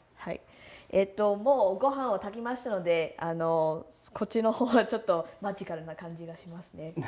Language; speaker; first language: Japanese; non-native, fluent; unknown